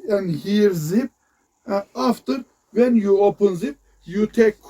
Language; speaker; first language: English; non-native, learner; Turkish